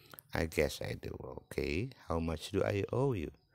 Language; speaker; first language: English; non-native, fluent; Indonesian